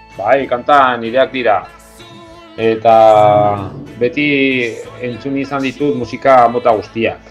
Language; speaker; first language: Basque; non-native, local second language; Spanish